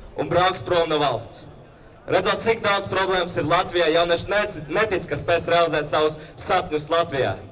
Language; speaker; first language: Latvian; non-native, local second language; Russian